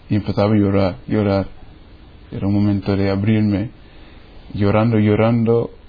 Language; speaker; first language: Spanish; non-native, fluent; English